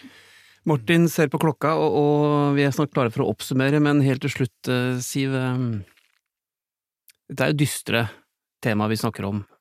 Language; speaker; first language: Norwegian; native; Norwegian